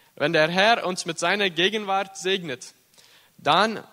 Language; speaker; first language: German; early bilingual, heritage; English